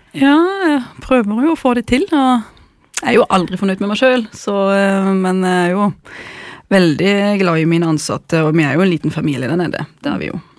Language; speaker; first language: Norwegian; non-native, fluent; German